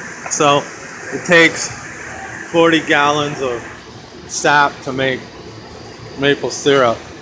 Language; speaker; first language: English; early bilingual, other home language; French